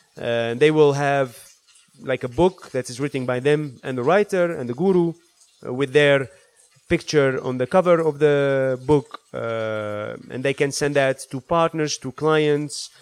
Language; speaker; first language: English; early bilingual, other home language; Arabic